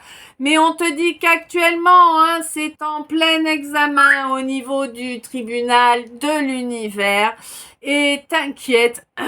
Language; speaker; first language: French; native; French